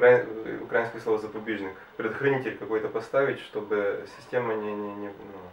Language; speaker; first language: Russian; native; Russian